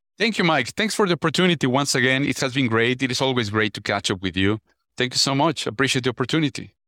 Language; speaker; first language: English; non-native, fluent; Spanish